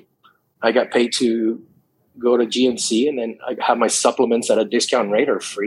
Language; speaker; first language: English; non-native, fluent; Spanish